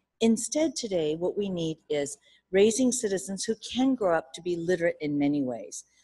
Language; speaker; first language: English; early bilingual, other home language; Japanese